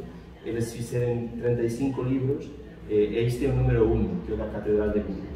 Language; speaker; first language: Portuguese; non-native, fluent; Spanish